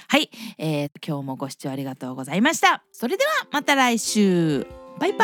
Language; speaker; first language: Japanese; early bilingual, heritage; Japanese